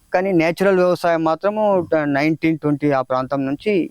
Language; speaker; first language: Telugu; native; Telugu